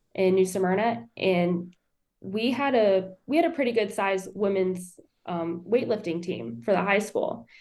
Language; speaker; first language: English; native; English